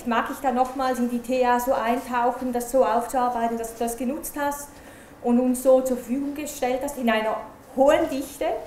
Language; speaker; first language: German; native; German